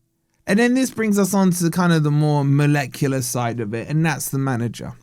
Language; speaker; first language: English; native; English